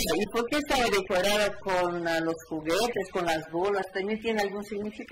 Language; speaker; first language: Spanish; non-native, fluent; Russian